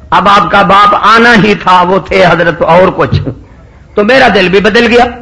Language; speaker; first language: Urdu; non-native, local second language; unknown